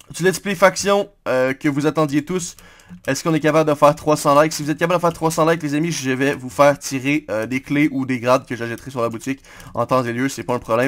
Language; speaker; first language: French; native; French